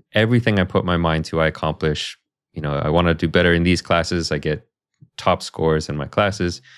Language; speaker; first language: English; native; English